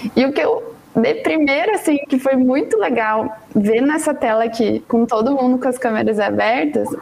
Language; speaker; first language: Portuguese; native; Portuguese